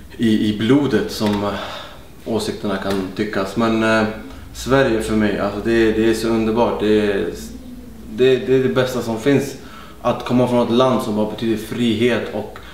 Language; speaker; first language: Swedish; early bilingual, other home language; Arabic